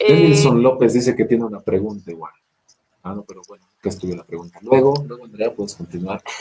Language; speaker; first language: Spanish; native; Spanish